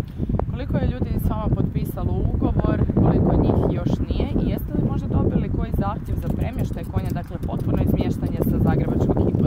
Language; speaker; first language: Croatian; native; Croatian